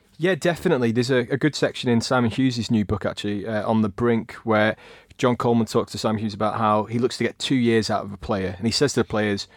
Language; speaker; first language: English; native; English